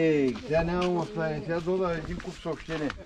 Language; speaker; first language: Bulgarian; non-native, local second language; Turkish